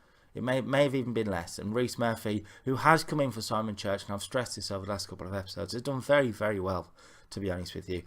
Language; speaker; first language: English; native; English